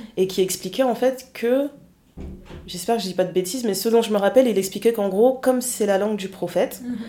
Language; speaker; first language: French; early bilingual, other home language; Lingala